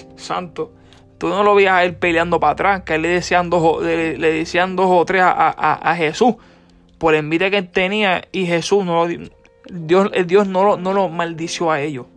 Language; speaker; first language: Spanish; early bilingual, heritage; Spanish